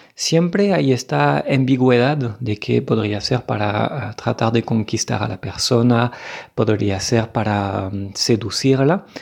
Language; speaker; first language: Spanish; non-native, fluent; French